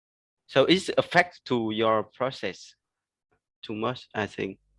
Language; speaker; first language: English; non-native, learner; Vietnamese